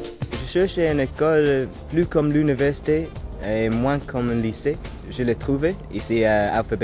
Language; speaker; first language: French; non-native, fluent; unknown